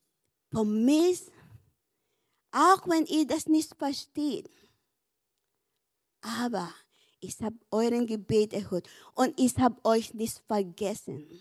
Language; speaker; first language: German; non-native, learner; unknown